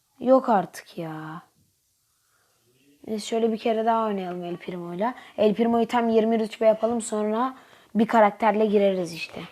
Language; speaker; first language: Turkish; native; Turkish